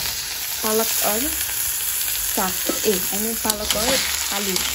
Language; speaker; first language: Hindi; non-native, local second language; Nepali